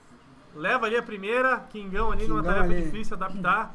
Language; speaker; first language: Portuguese; native; Portuguese